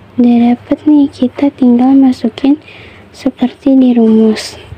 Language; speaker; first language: Indonesian; native; Indonesian